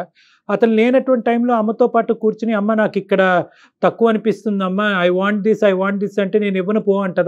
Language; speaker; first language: Telugu; native; Telugu